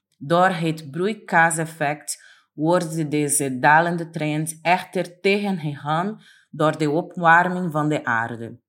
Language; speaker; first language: Dutch; non-native, fluent; Portuguese